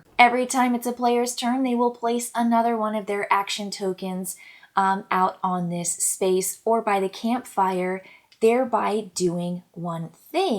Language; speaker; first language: English; native; English